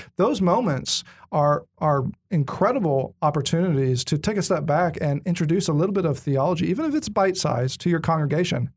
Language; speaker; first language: English; native; English